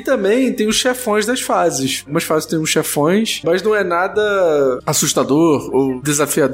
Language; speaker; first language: Portuguese; native; Portuguese